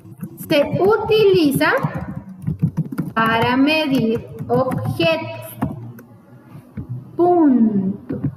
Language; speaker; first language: Spanish; native; Spanish